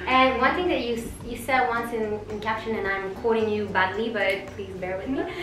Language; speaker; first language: English; non-native, fluent; French